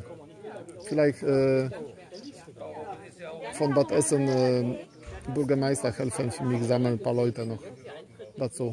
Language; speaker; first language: German; non-native, learner; Polish